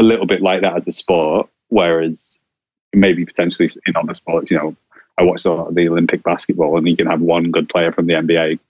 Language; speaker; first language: English; native; English